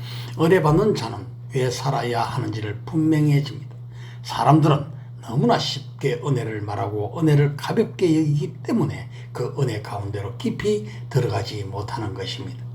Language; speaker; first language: Korean; native; Korean